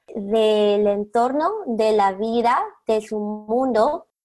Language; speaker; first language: Spanish; native; Spanish